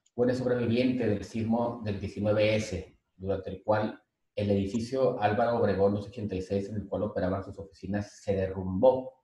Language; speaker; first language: Spanish; native; Spanish